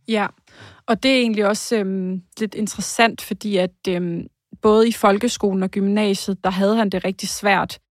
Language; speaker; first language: Danish; native; Danish